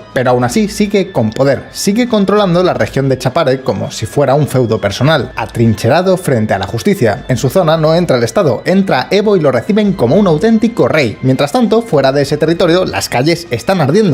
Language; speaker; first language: Spanish; native; Spanish